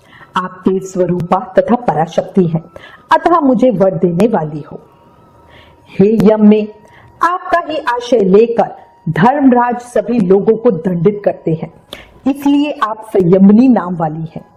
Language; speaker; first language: Hindi; native; Hindi